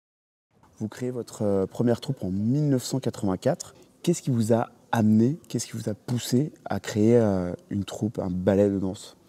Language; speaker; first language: French; native; French